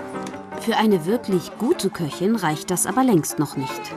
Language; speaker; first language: German; native; German